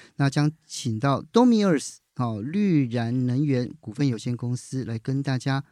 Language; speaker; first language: Chinese; native; Chinese